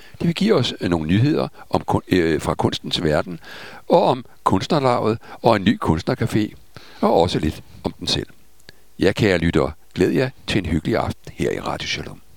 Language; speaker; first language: Danish; native; Danish